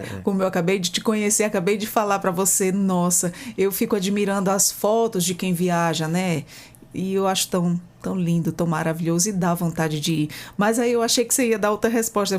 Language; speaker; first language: Portuguese; native; Portuguese